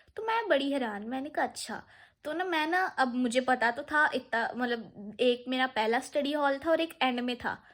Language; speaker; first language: Urdu; native; Urdu